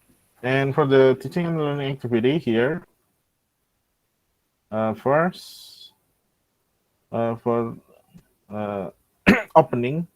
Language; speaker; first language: English; non-native, local second language; Indonesian